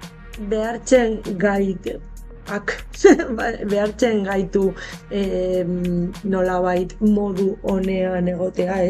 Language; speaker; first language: Basque; non-native, fluent; Spanish